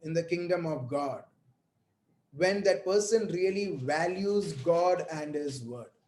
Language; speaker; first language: English; non-native, local second language; Hindi